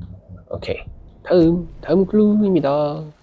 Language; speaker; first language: Korean; non-native, learner; Indonesian